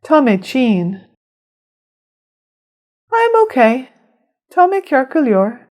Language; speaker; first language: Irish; non-native, fluent; English